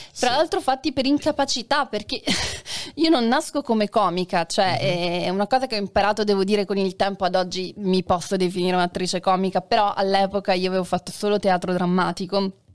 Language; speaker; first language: Italian; native; Italian